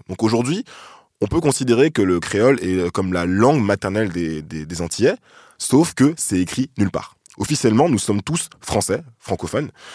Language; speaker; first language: French; native; French